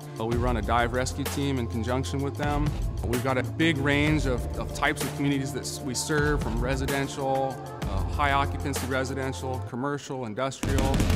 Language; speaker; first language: English; native; English